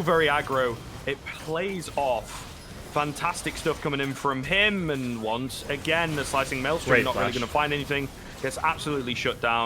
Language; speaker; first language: English; native; English